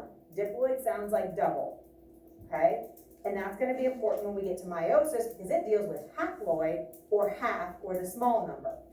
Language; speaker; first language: English; native; English